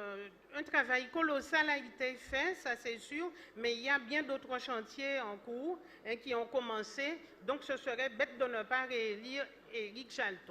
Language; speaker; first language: French; native; French